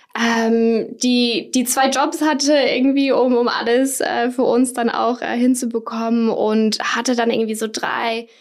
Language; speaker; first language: German; non-native, fluent; English